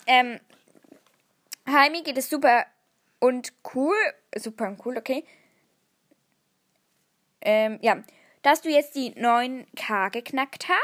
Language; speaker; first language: German; native; German